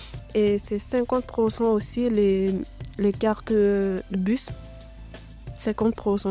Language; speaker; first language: French; non-native, learner; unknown